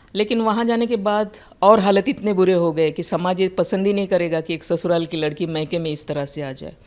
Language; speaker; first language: Hindi; non-native, local second language; Marathi